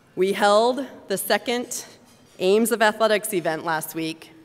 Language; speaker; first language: English; native; English